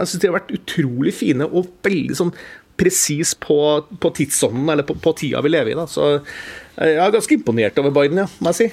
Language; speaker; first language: Norwegian; native; Norwegian